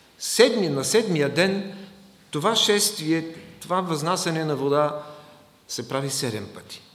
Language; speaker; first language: Bulgarian; non-native, fluent; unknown